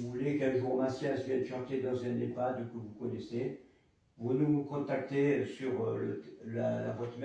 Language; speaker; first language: French; native; French